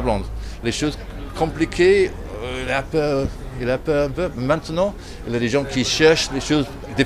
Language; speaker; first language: French; non-native, fluent; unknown